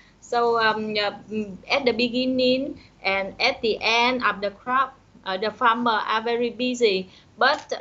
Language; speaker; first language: English; non-native, learner; Vietnamese